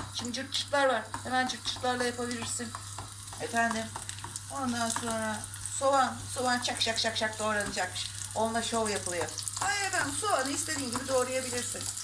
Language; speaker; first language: Turkish; native; Turkish